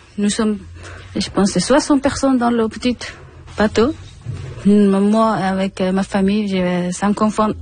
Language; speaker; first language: French; non-native, learner; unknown